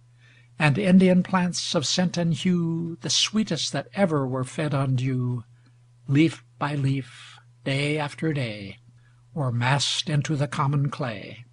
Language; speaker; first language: English; native; English